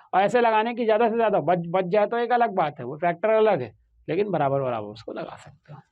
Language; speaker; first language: Hindi; native; Hindi